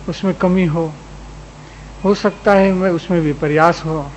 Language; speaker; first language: Hindi; non-native, local second language; Gujarati